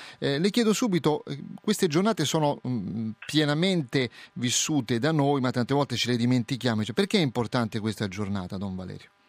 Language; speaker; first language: Italian; native; Italian